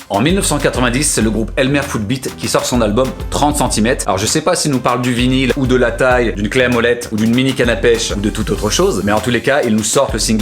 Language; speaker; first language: French; native; French